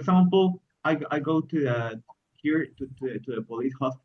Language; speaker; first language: English; non-native, learner; Spanish